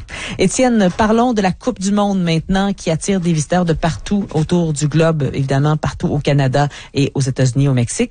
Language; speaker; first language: French; native; French